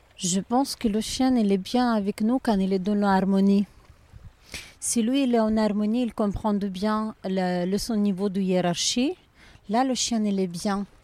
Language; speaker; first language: French; non-native, learner; Ukrainian